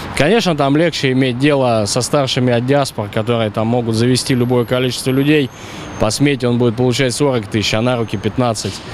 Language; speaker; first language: Russian; native; Russian